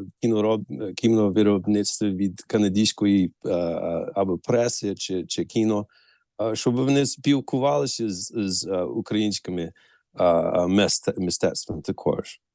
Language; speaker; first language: Ukrainian; early bilingual, heritage; Ukrainian